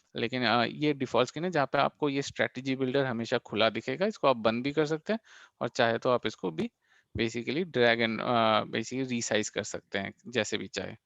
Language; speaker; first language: Hindi; non-native, local second language; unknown